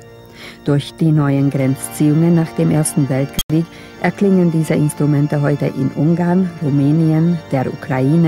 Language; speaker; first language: German; native; German